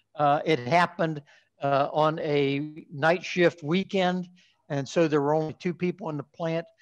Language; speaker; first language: English; native; English